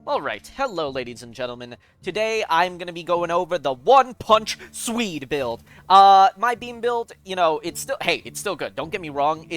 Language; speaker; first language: English; native; English